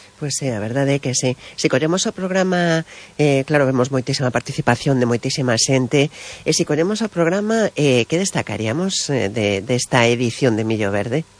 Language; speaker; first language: Galician; non-native, local second language; Spanish